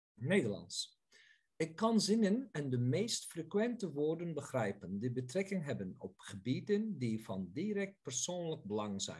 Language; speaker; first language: Dutch; non-native, fluent; Turkish